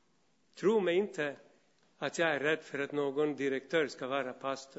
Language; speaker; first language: Swedish; non-native, fluent; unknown